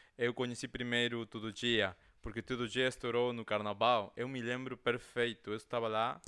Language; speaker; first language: Portuguese; non-native, fluent; Spanish